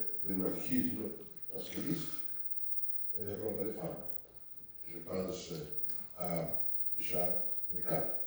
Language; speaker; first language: French; non-native, learner; Italian